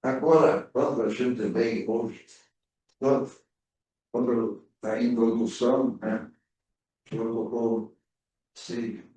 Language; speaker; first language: Portuguese; early bilingual, other home language; German